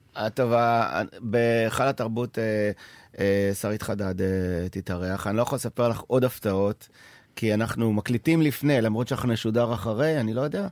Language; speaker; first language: Hebrew; native; Hebrew